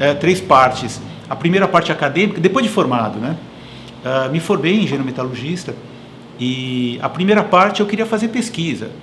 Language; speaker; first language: Portuguese; native; Portuguese